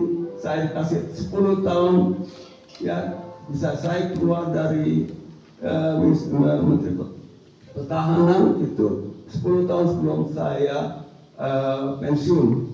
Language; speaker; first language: Indonesian; non-native, fluent; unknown